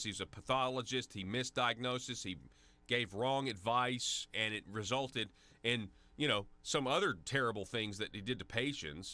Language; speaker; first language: English; native; English